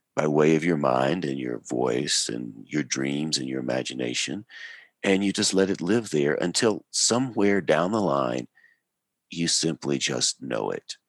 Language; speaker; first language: English; native; English